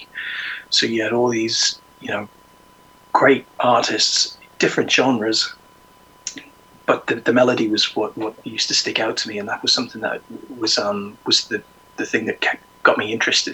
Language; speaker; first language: English; native; English